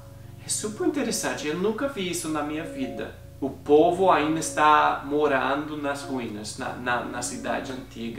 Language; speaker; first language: Portuguese; non-native, fluent; English